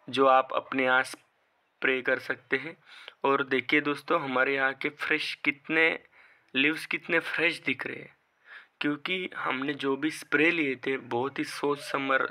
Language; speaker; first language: Hindi; non-native, local second language; Marathi